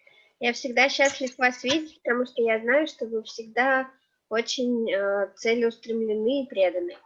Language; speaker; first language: Russian; native; Russian